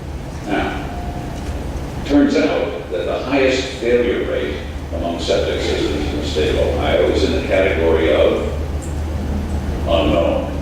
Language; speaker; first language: English; native; English